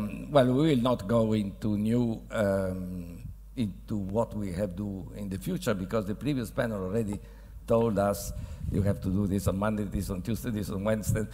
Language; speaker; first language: English; non-native, fluent; Italian